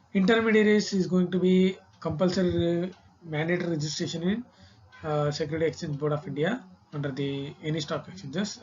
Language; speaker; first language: English; non-native, local second language; Kannada